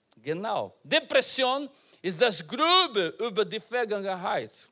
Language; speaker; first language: German; non-native, learner; Portuguese